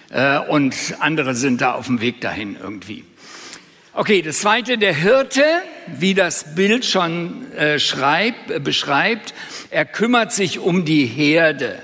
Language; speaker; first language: German; native; German